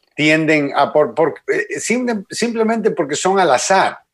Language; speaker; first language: Spanish; native; Spanish